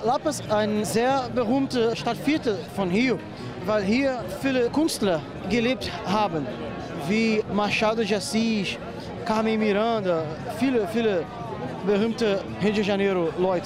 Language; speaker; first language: German; non-native, learner; Portuguese